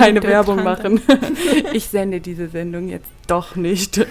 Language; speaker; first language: German; native; German